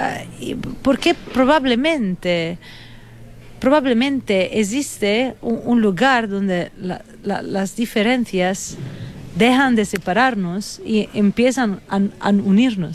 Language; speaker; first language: Spanish; non-native, fluent; Italian